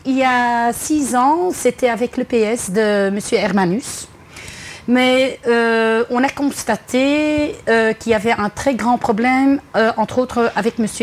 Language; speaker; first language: French; non-native, local second language; Dutch